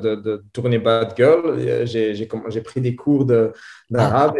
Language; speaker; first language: French; native; French